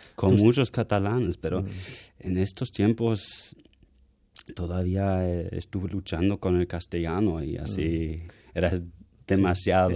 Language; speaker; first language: Spanish; non-native, fluent; German